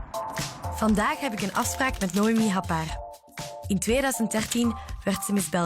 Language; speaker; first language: Dutch; native; Dutch